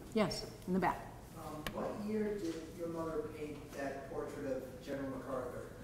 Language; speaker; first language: English; native; English